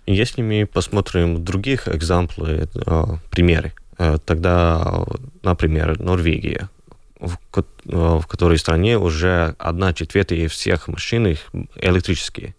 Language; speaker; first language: Russian; non-native, local second language; Latvian